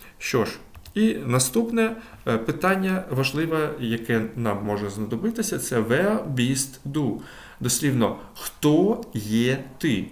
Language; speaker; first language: Ukrainian; native; Ukrainian